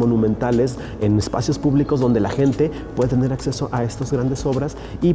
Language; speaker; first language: Spanish; native; Spanish